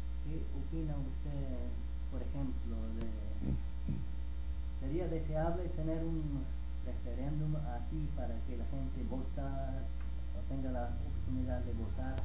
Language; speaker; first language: Spanish; non-native, fluent; English